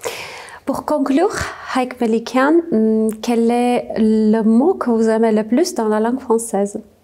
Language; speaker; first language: French; non-native, fluent; Armenian